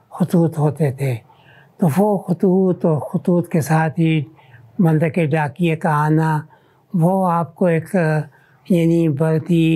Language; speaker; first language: Urdu; native; Urdu